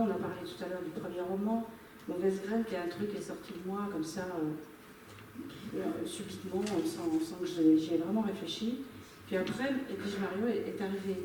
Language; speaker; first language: French; native; French